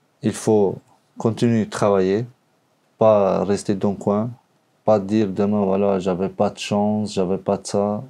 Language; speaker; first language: French; non-native, learner; Albanian